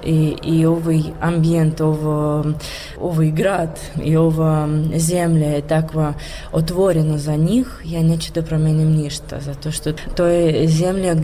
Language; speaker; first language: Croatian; non-native, learner; Russian